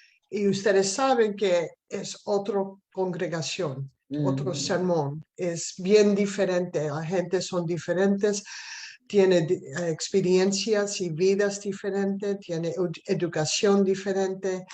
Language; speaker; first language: Spanish; non-native, fluent; English